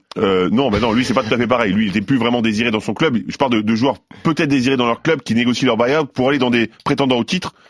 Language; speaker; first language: French; native; French